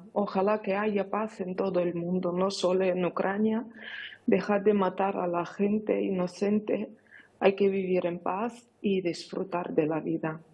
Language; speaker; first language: Spanish; non-native, fluent; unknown